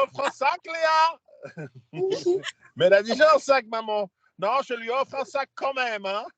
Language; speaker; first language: French; native; French